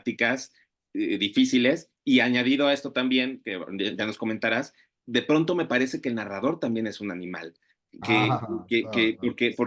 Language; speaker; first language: Spanish; native; Spanish